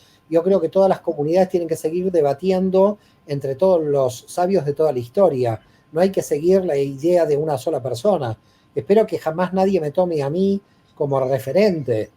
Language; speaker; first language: Spanish; native; Spanish